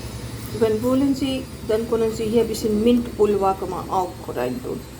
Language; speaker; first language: German; non-native, learner; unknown